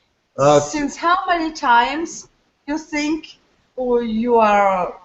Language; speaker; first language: English; non-native, learner; French